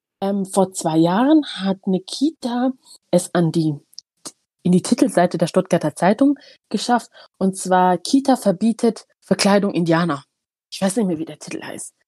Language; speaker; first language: German; early bilingual, other home language; Tigrinya